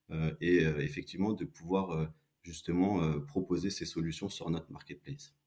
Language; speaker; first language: French; native; French